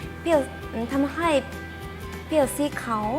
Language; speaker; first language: Thai; non-native, learner; Japanese